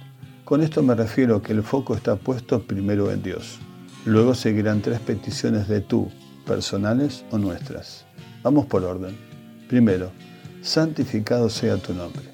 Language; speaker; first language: Spanish; native; Spanish